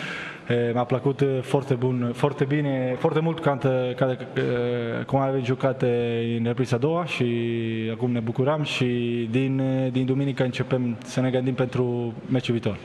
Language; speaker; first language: Romanian; non-native, learner; Italian